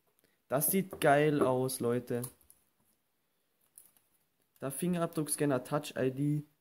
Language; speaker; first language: German; native; German